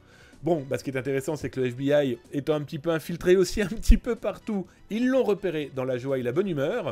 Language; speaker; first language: French; native; French